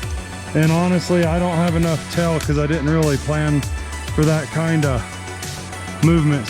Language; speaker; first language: English; native; English